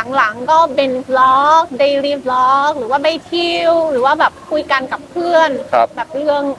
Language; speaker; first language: Thai; non-native, fluent; Vietnamese